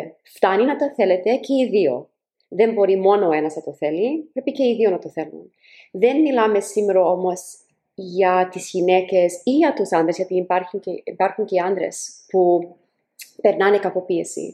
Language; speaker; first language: Greek; early bilingual, heritage; Greek